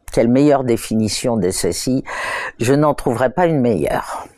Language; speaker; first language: French; native; French